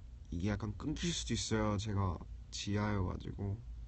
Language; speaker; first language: Korean; early bilingual, heritage; Korean